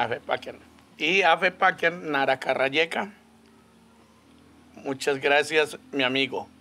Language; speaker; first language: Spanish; non-native, local second language; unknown